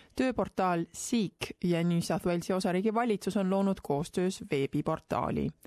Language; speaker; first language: Estonian; native; Estonian